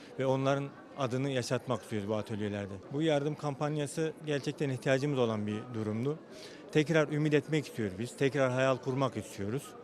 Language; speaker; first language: Turkish; native; Turkish